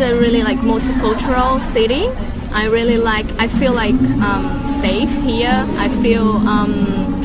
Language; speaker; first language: English; non-native, fluent; Portuguese